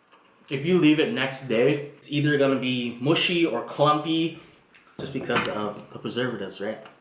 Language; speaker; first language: English; native; English